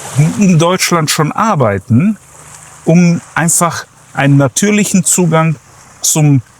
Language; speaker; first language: German; early bilingual, other home language; Croatian